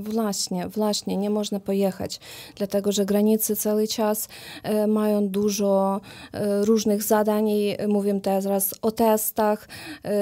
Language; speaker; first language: Polish; non-native, learner; Ukrainian